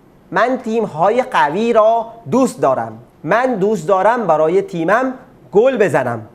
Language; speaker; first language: Persian; non-native, fluent; Urdu